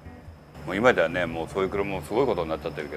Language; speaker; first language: Japanese; native; Japanese